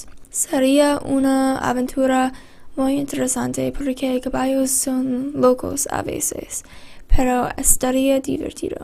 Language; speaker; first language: Spanish; non-native, learner; English